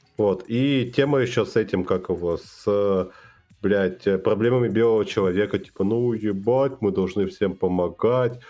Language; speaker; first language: Russian; native; Russian